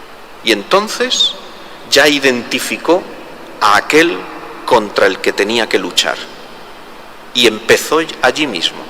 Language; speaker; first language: Spanish; native; Spanish